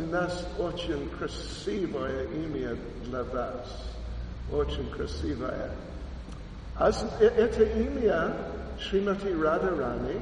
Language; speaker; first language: Russian; non-native, learner; English